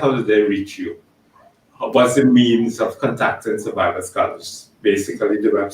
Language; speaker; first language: English; native; English